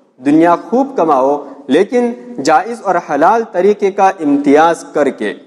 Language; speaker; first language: Urdu; non-native, local second language; Gujarati